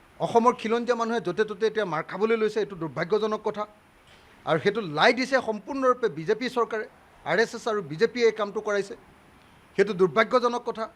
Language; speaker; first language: Assamese; native; Assamese